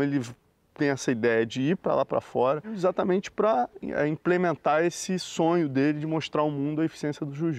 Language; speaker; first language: Portuguese; native; Portuguese